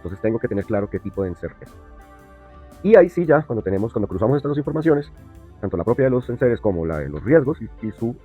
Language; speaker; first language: Spanish; native; Spanish